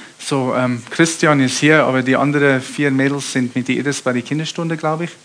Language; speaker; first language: German; early bilingual, heritage; German